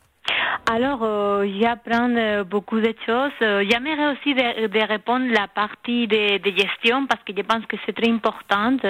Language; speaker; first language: French; non-native, learner; Spanish